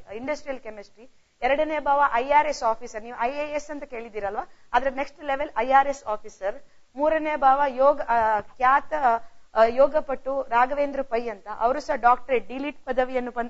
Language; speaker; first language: Kannada; non-native, local second language; Konkani